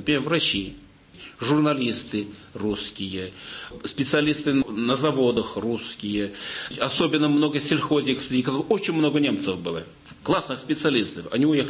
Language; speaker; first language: Russian; non-native, local second language; Kazakh